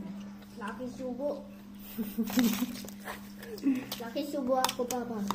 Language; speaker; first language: Filipino; non-native, learner; Japanese